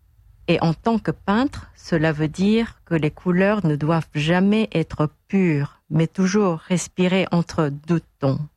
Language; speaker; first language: French; non-native, fluent; Korean